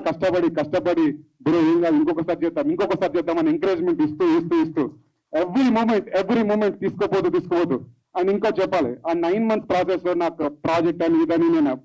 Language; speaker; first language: Telugu; native; Telugu